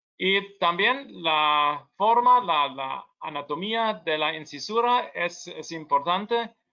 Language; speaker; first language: Spanish; non-native, learner; German